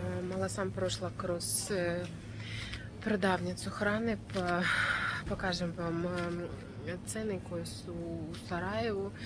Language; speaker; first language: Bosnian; non-native, learner; Russian